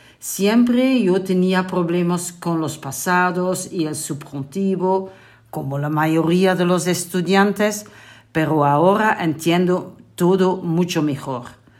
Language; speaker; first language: Spanish; non-native, fluent; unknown